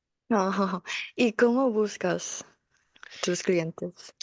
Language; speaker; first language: Spanish; non-native, fluent; Korean